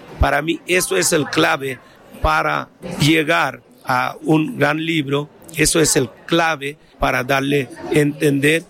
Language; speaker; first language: Spanish; non-native, fluent; Bangla